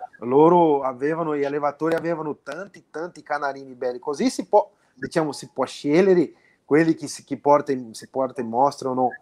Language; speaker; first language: Italian; non-native, fluent; Portuguese